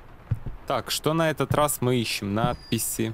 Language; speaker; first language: Russian; native; Russian